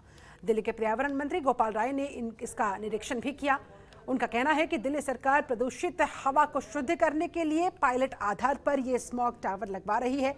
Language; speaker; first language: Hindi; native; Hindi